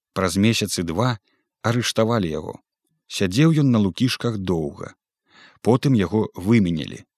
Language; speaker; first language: Belarusian; native; Belarusian